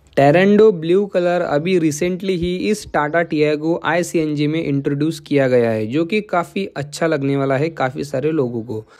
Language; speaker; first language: Hindi; non-native, local second language; Marathi